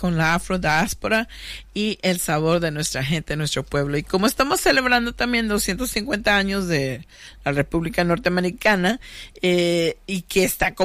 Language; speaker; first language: Spanish; native; Spanish